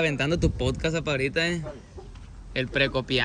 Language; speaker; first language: Spanish; early bilingual, heritage; Spanish